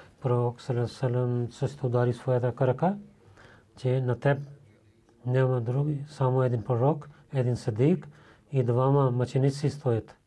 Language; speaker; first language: Bulgarian; non-native, learner; Urdu